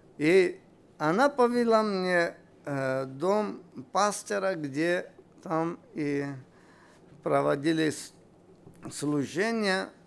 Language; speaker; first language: Russian; non-native, local second language; Armenian